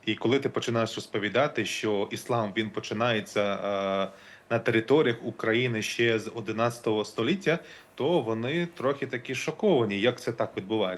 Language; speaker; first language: Ukrainian; non-native, local second language; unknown